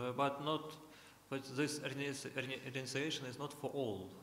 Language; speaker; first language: English; non-native, learner; Russian